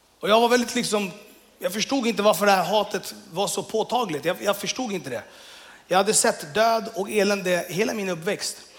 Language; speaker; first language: Swedish; early bilingual, other home language; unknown